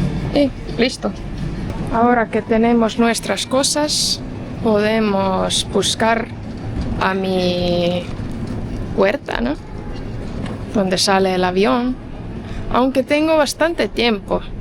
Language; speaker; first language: Spanish; non-native, fluent; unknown